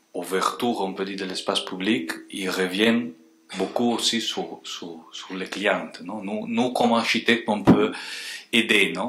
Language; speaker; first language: French; non-native, fluent; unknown